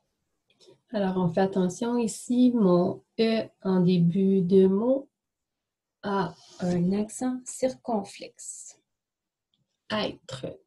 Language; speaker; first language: French; native; French